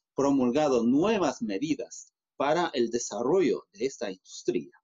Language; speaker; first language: Spanish; non-native, fluent; Chinese